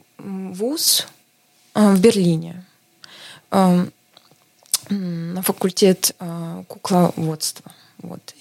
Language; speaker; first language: Russian; non-native, local second language; Estonian